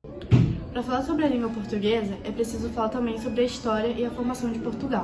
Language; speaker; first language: Portuguese; native; Portuguese